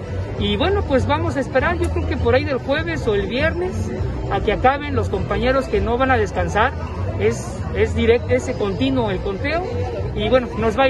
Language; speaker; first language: Spanish; native; Spanish